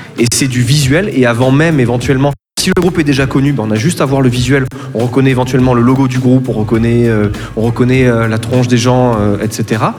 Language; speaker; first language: French; native; French